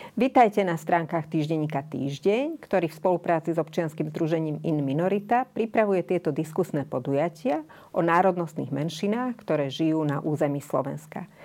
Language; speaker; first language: Slovak; native; Slovak